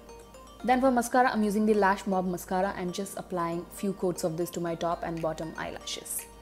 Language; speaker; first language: English; non-native, local second language; Tamil